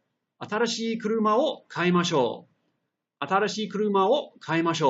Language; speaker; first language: Japanese; non-native, fluent; English